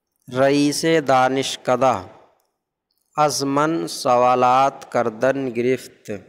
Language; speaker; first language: Persian; non-native, fluent; Urdu